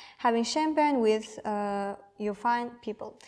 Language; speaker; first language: English; non-native, fluent; Kazakh